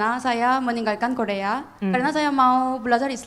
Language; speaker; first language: Indonesian; non-native, fluent; Korean